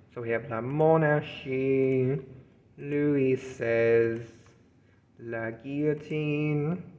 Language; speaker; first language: French; non-native, fluent; English